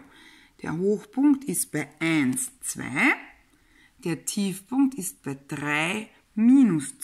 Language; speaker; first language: German; native; German